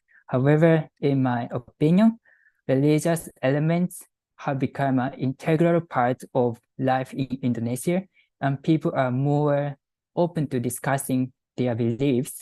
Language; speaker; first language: English; non-native, fluent; Japanese